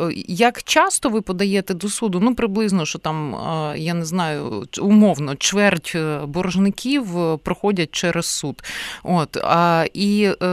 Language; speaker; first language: Ukrainian; native; Ukrainian